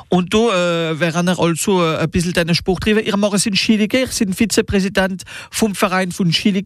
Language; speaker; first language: German; non-native, local second language; Swiss German